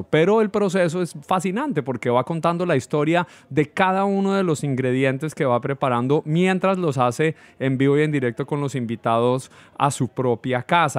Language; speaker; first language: Spanish; native; Spanish